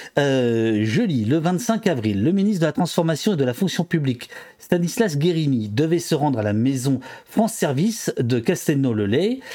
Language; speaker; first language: French; native; French